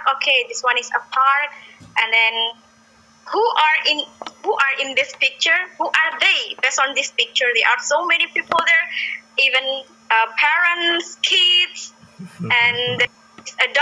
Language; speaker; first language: English; non-native, learner; Indonesian